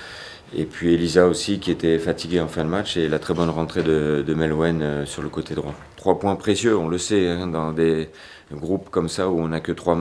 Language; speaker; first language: French; native; French